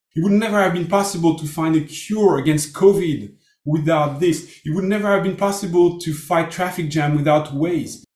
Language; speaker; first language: English; non-native, fluent; French